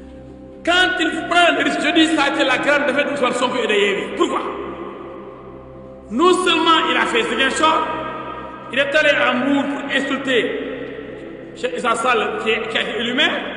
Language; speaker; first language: French; non-native, local second language; Wolof